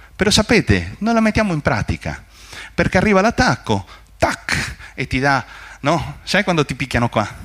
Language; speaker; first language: Italian; non-native, fluent; Spanish